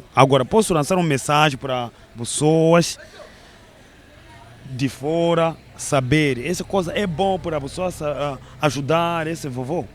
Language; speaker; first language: Portuguese; non-native, learner; Kinyarwanda